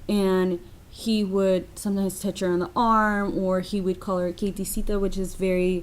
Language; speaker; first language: English; non-native, fluent; Spanish